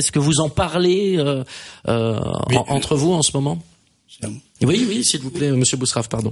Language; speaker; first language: French; native; French